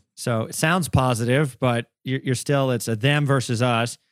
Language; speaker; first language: English; native; English